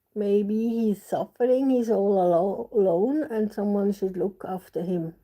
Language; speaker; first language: English; non-native, learner; German